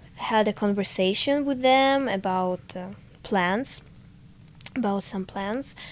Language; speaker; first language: English; non-native, fluent; Ukrainian